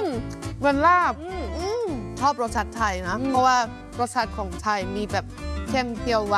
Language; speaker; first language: Thai; non-native, fluent; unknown